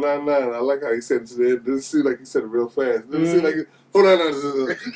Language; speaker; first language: English; native; English